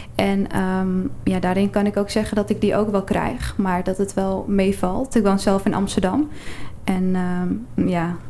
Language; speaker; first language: Dutch; early bilingual, other home language; Arabic